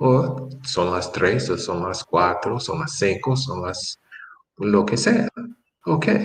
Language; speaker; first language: Spanish; non-native, fluent; English